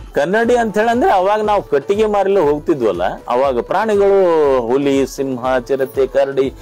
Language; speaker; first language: Kannada; non-native, local second language; Lambadi